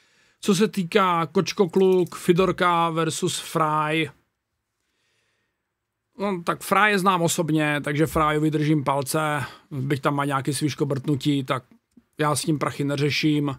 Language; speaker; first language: Czech; native; Czech